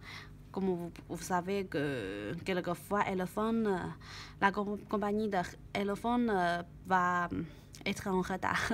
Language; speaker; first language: French; non-native, learner; Chinese